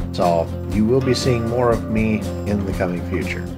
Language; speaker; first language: English; native; English